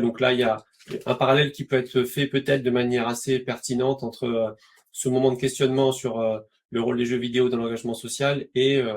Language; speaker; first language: French; native; French